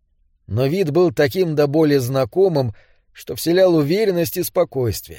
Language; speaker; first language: Russian; native; Russian